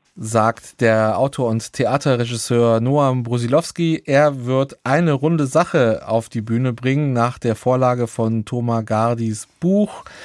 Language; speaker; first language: German; native; German